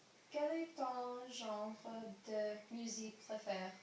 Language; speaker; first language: French; non-native, learner; English